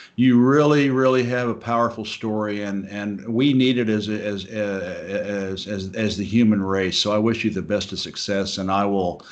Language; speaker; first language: English; native; English